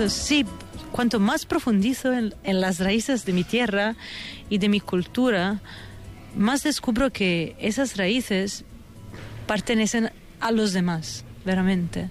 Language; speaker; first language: Spanish; non-native, fluent; Italian